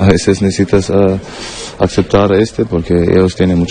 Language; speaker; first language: Spanish; non-native, learner; German